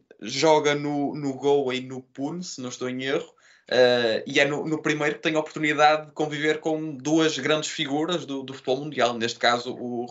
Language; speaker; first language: Portuguese; native; Portuguese